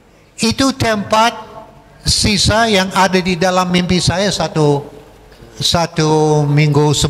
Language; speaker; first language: Indonesian; non-native, fluent; English